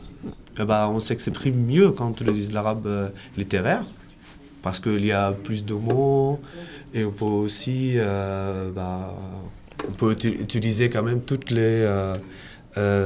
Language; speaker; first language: French; non-native, fluent; Arabic